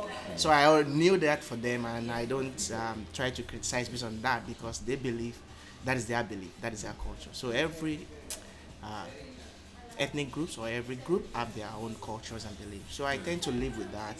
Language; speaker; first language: English; non-native, local second language; Yoruba